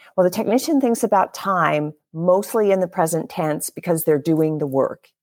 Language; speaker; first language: English; native; English